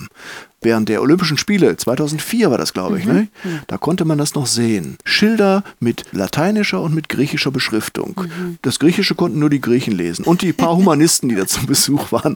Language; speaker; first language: German; native; German